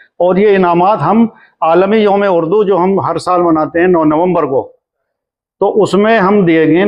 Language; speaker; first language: Hindi; native; Hindi